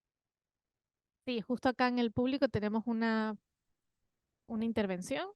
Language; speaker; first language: Spanish; native; Spanish